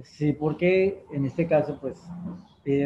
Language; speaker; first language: Spanish; native; Spanish